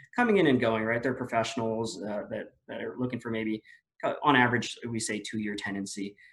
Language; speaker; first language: English; non-native, local second language; Filipino